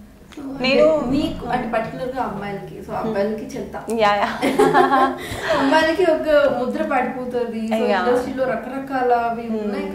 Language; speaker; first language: Telugu; native; Telugu